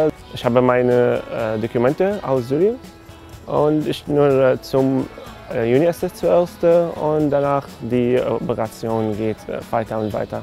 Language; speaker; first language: German; non-native, learner; Arabic